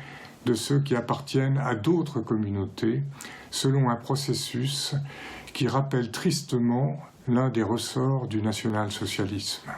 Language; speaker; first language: French; native; French